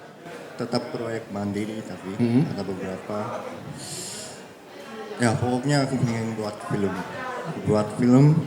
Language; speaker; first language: Indonesian; early bilingual, heritage; Japanese